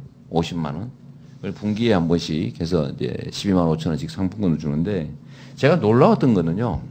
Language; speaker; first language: Korean; native; Korean